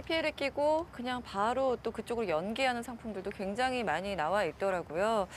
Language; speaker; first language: Korean; native; Korean